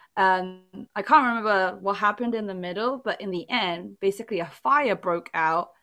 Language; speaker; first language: English; early bilingual, other home language; Cantonese